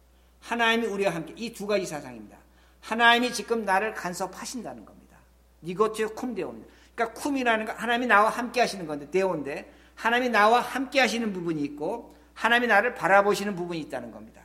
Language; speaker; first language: Korean; native; Korean